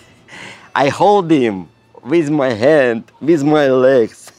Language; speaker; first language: English; non-native, learner; Russian